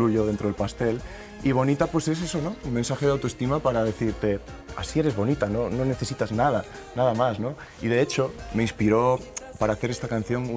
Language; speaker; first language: Spanish; native; Spanish